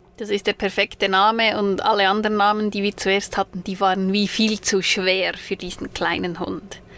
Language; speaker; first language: German; native; German